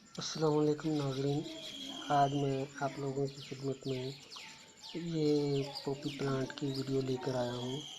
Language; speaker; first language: Urdu; non-native, local second language; Punjabi